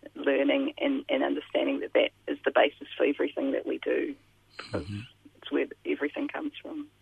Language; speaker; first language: English; native; English